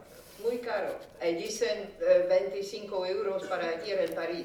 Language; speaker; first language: Spanish; non-native, fluent; French